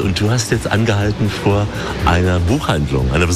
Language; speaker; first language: German; native; German